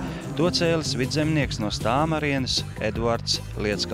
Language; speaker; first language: Latvian; native; Latvian